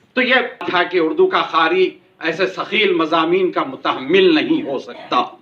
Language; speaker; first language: Urdu; native; Urdu